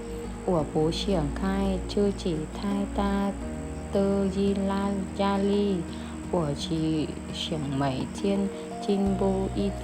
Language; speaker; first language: Chinese; non-native, learner; Vietnamese